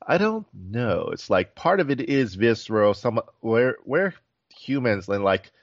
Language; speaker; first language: English; native; English